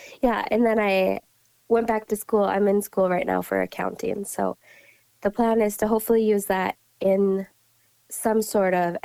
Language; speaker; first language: English; native; English